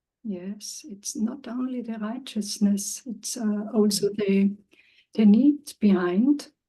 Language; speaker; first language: English; non-native, learner; German